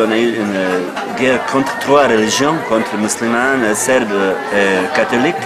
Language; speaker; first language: French; non-native, fluent; Bosnian